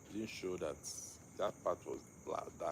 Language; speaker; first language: English; non-native, local second language; Igbo